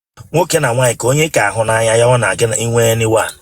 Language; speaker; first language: Igbo; native; Igbo